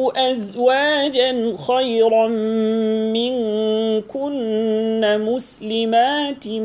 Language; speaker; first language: Arabic; non-native, fluent; Hausa